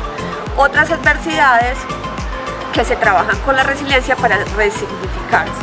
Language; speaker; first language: Spanish; native; Spanish